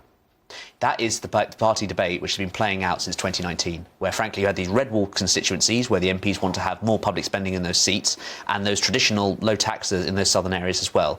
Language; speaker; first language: English; native; English